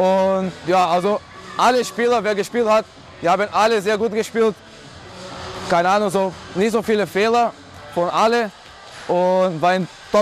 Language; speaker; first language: German; non-native, learner; Portuguese